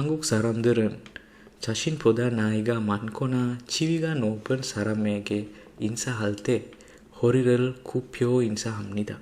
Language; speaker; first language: Korean; non-native, learner; Sinhala